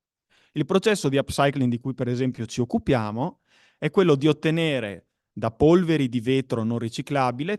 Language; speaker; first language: Italian; native; Italian